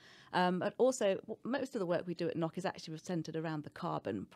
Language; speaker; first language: English; native; English